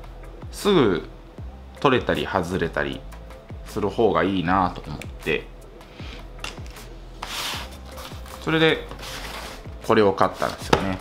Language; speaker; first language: Japanese; native; Japanese